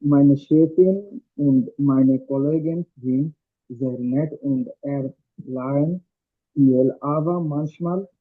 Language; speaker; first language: German; non-native, learner; Bangla